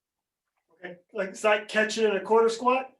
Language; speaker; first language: English; native; English